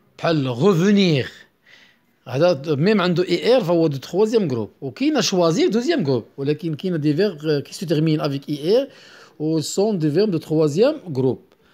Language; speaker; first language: French; non-native, local second language; Arabic